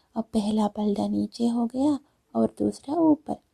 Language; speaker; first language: Hindi; non-native, local second language; Malayalam